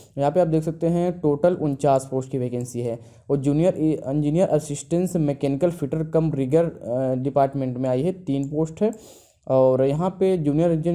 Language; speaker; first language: Hindi; native; Hindi